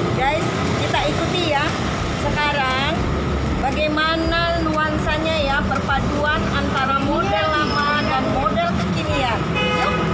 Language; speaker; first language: Indonesian; native; Indonesian